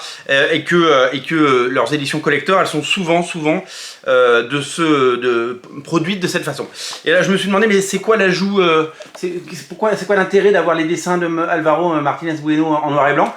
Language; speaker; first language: French; native; French